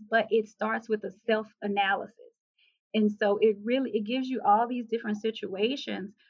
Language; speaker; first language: English; native; English